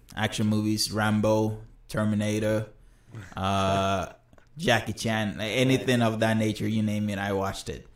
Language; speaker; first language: English; early bilingual, other home language; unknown